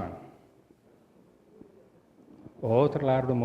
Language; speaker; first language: Portuguese; non-native, learner; English